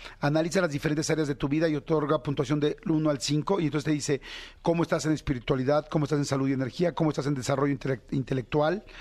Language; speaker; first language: Spanish; native; Spanish